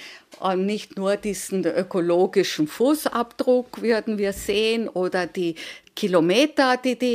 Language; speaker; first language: German; early bilingual, other home language; Spanish